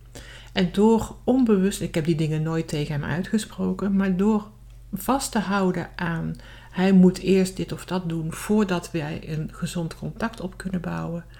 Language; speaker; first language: Dutch; native; Dutch